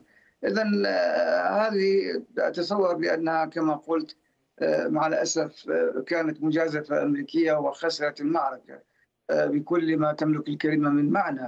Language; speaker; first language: Arabic; non-native, fluent; Persian